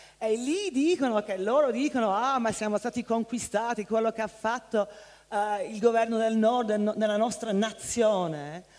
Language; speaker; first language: Italian; non-native, fluent; English